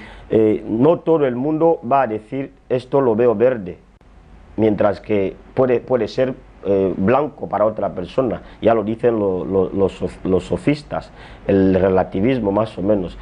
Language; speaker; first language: Spanish; non-native, local second language; Fang